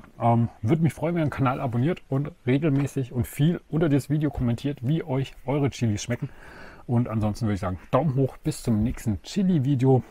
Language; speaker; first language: German; native; German